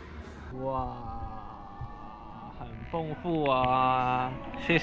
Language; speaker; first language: Chinese; non-native, fluent; Cantonese